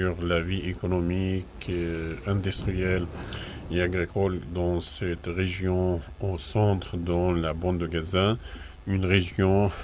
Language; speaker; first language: French; non-native, fluent; Arabic